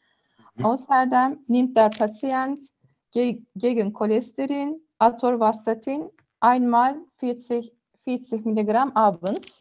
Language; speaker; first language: German; non-native, learner; Turkish